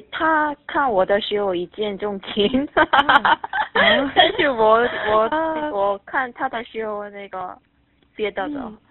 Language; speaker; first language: Chinese; non-native, learner; Korean